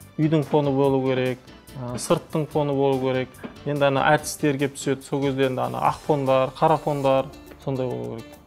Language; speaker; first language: Kazakh; early bilingual, heritage; Kazakh